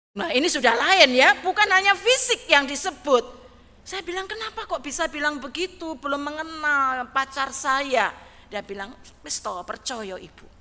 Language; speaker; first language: Indonesian; non-native, local second language; Javanese